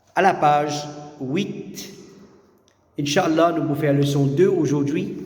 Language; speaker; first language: French; non-native, learner; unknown